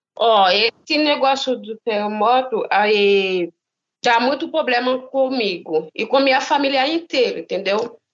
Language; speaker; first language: Portuguese; non-native, learner; Haitian Creole